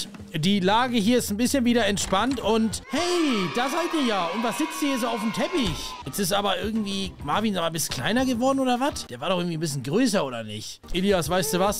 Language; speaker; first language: German; native; German